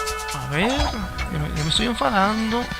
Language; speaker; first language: Spanish; native; Spanish